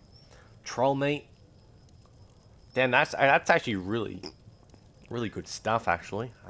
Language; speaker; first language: English; native; English